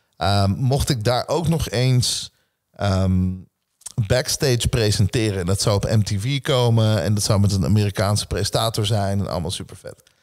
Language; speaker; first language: Dutch; early bilingual, other home language; Hebrew